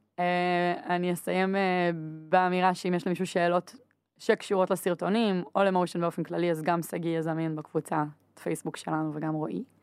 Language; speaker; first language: Hebrew; native; Hebrew